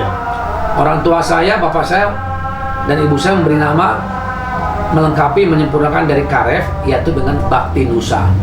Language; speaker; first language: Indonesian; native; Indonesian